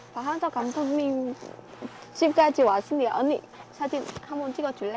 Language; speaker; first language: Korean; non-native, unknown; Vietnamese